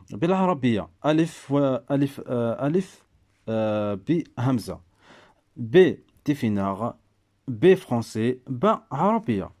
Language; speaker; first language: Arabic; non-native, local second language; Berber languages